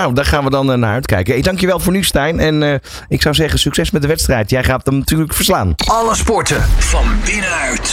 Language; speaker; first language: Dutch; native; Dutch